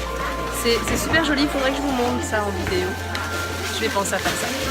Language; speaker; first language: French; native; French